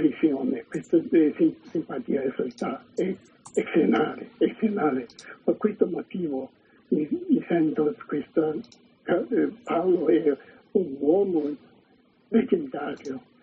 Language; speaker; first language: Italian; non-native, learner; Chinese